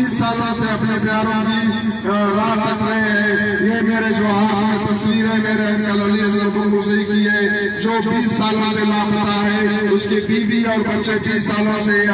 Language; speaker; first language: Urdu; non-native, local second language; Baluchi